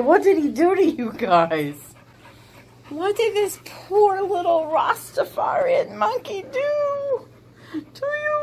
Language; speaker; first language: English; native; English